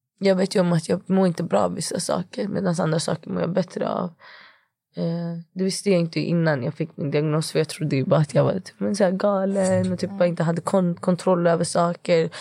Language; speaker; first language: Swedish; early bilingual, other home language; Kurdish